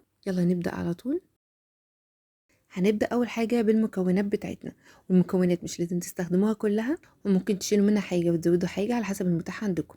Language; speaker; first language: Arabic; native; Arabic